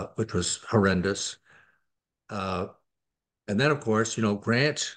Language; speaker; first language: English; native; English